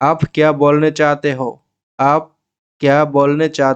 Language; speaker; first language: Hindi; non-native, learner; Bangla